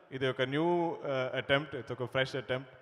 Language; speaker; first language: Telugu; non-native, learner; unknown